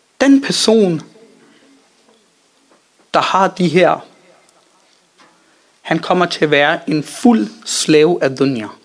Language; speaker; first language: Danish; early bilingual, other home language; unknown